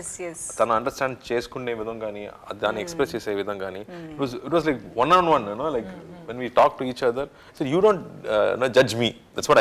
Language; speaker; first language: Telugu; non-native, local second language; Tamil